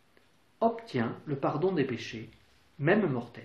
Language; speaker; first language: French; native; French